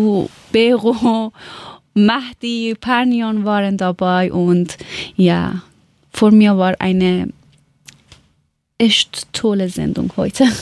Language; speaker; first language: German; non-native, learner; Persian